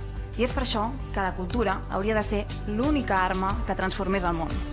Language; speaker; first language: Catalan; native; Catalan